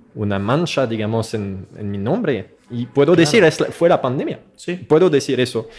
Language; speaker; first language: Spanish; non-native, fluent; French